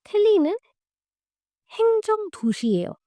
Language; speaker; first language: Korean; non-native, fluent; Hindi